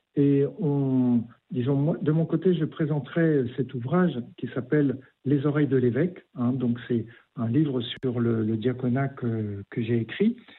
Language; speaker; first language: French; native; French